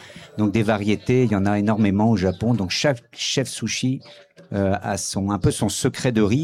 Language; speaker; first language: French; native; French